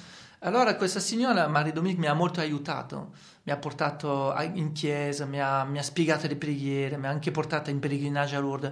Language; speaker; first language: Italian; non-native, fluent; French